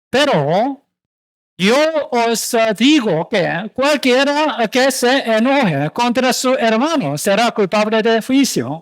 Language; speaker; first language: Spanish; non-native, learner; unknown